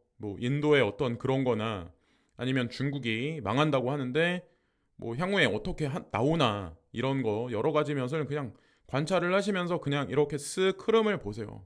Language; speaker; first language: Korean; native; Korean